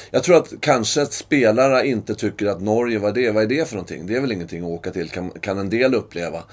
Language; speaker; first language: Swedish; native; Swedish